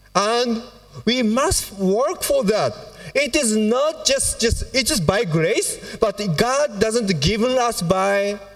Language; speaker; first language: English; non-native, fluent; Japanese